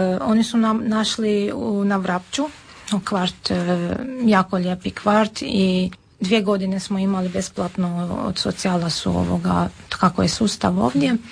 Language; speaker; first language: Serbian; non-native, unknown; Armenian